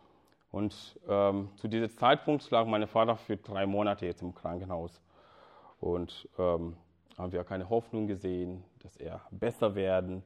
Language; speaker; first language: German; non-native, fluent; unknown